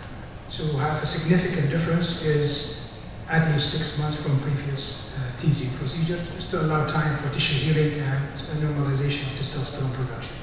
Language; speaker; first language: English; non-native, fluent; Arabic